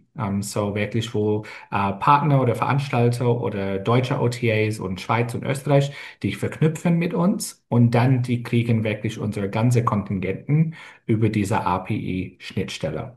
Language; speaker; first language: German; non-native, fluent; English